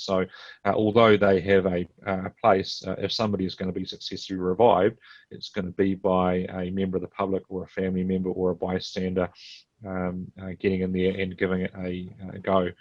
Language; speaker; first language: English; native; English